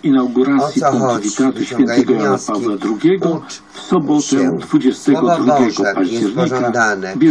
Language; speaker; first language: Polish; native; Polish